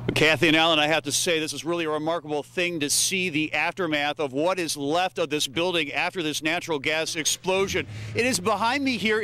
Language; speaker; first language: English; native; English